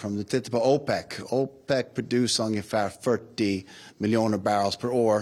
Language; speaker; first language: Swedish; non-native, fluent; English